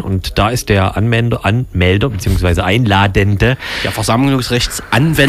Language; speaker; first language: German; native; German